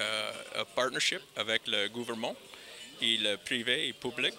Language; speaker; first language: French; non-native, learner; English